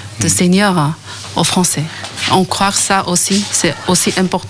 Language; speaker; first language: French; non-native, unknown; Chinese